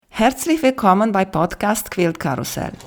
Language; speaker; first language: German; non-native, fluent; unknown